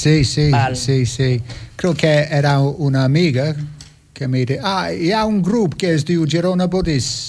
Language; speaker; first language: Catalan; non-native, learner; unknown